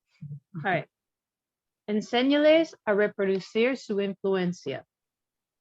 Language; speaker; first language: Spanish; non-native, learner; English